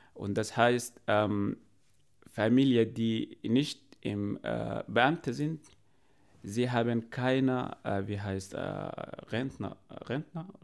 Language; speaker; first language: German; non-native, learner; Arabic